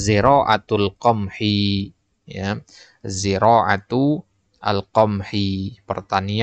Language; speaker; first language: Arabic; non-native, fluent; Indonesian